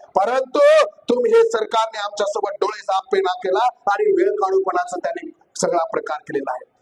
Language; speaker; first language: Marathi; non-native, local second language; Lambadi